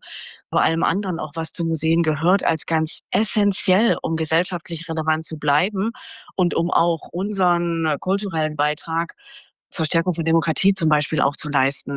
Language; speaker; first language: German; native; German